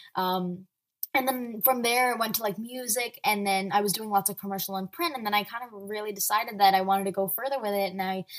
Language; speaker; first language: English; early bilingual, other home language; Arabic